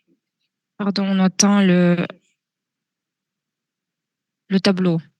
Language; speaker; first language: French; non-native, fluent; Russian